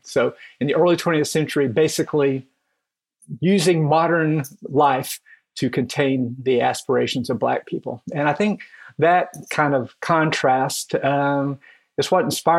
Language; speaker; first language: English; native; English